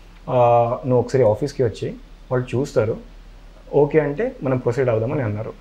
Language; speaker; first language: Telugu; non-native, local second language; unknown